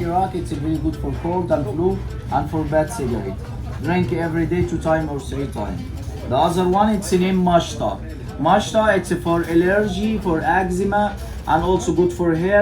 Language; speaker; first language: English; non-native, learner; Arabic